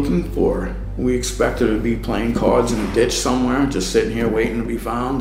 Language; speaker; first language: English; native; English